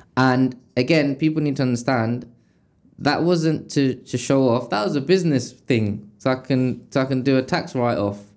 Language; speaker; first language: English; native; English